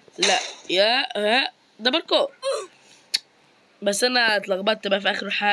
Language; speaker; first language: Arabic; native; Arabic